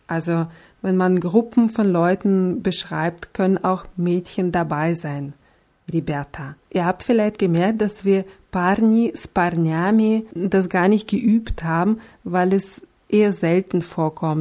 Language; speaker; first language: German; non-native, fluent; Russian